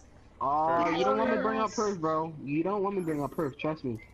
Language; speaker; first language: English; native; English